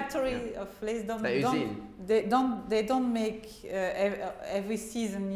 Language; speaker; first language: English; non-native, fluent; French